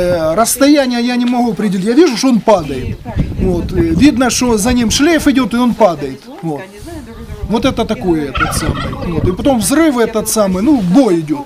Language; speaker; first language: Russian; native; Russian